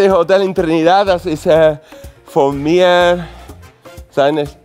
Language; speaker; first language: German; non-native, fluent; Spanish